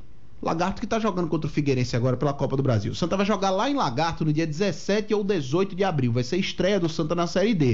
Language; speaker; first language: Portuguese; native; Portuguese